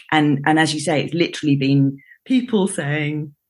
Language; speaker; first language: English; native; English